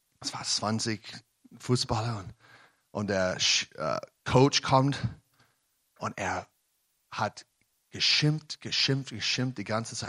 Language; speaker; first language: German; non-native, learner; English